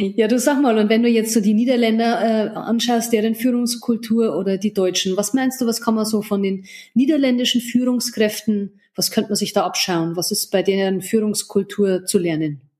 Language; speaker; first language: German; native; German